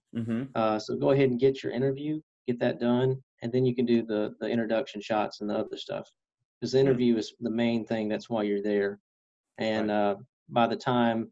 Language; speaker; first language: English; native; English